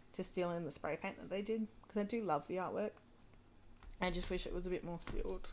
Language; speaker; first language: English; native; English